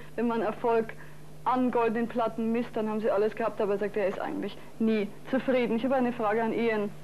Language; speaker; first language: German; native; German